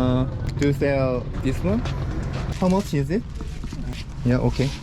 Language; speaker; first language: English; non-native, learner; Korean